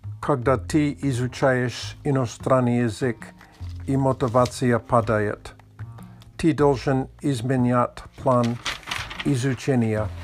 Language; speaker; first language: Russian; non-native, learner; Latvian